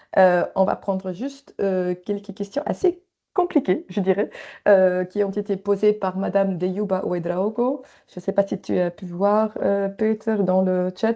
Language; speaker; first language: French; native; French